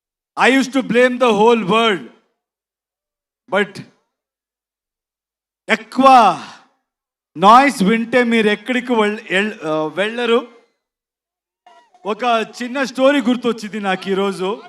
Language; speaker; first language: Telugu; non-native, learner; Kannada